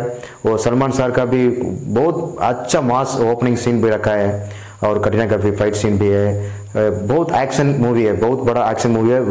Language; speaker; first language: Hindi; non-native, local second language; Tamil